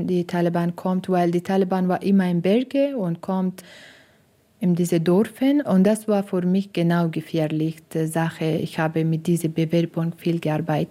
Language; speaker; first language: German; non-native, learner; Persian